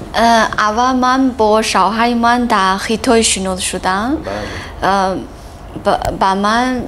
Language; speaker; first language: Persian; non-native, learner; Chinese